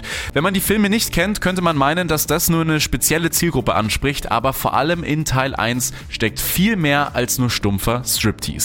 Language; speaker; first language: German; native; German